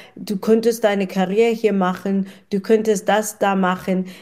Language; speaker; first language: German; non-native, fluent; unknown